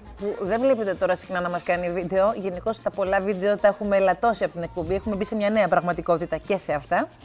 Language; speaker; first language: Greek; native; Greek